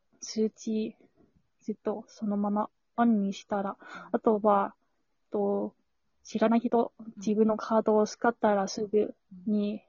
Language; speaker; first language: Japanese; non-native, learner; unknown